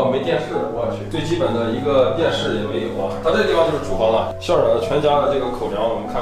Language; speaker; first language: Chinese; native; Chinese